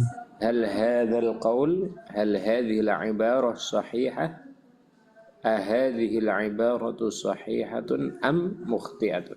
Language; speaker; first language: Arabic; non-native, fluent; Indonesian